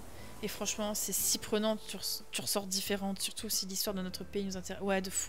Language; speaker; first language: French; native; French